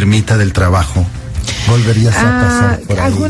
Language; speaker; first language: Spanish; native; Spanish